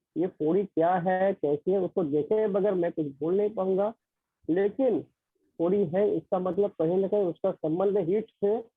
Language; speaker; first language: Hindi; non-native, local second language; Marathi